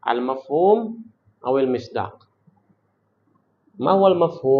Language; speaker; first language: Arabic; non-native, fluent; Indonesian